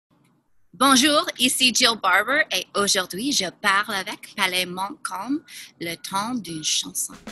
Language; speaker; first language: French; non-native, local second language; English